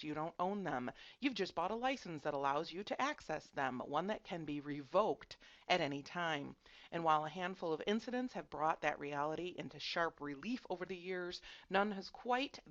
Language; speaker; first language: English; native; English